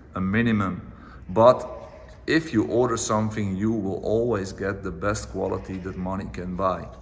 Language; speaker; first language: English; non-native, fluent; Dutch